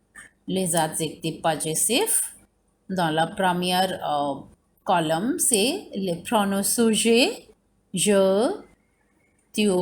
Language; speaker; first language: French; non-native, fluent; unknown